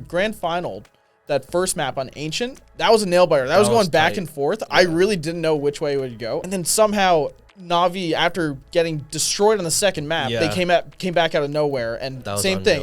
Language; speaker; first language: English; native; English